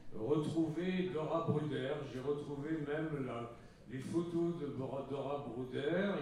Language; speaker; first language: French; native; French